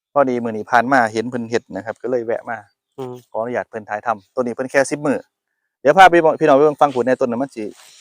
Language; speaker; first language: Thai; native; Thai